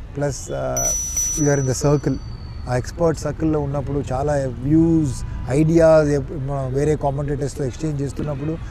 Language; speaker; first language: Telugu; non-native, local second language; Tamil